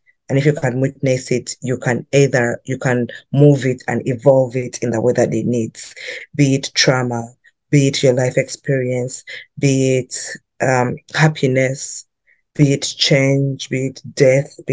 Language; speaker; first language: English; non-native, local second language; Ganda